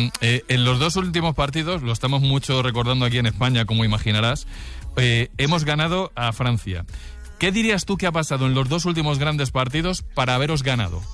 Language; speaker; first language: Spanish; native; Spanish